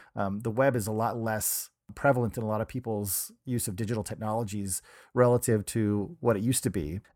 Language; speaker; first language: English; native; English